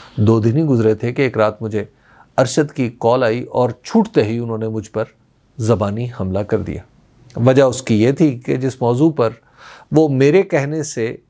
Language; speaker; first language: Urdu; non-native, local second language; Punjabi